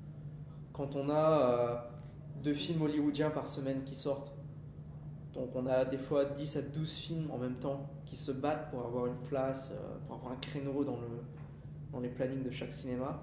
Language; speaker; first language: French; native; French